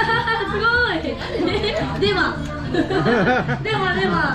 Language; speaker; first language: Korean; non-native, learner; Japanese